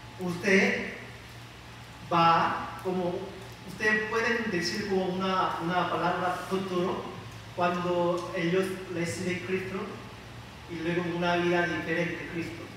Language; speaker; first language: Spanish; non-native, learner; Korean